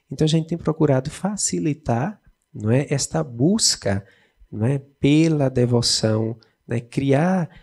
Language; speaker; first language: Portuguese; native; Portuguese